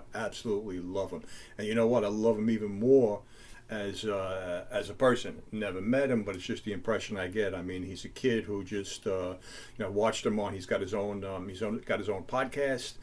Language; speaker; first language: English; native; English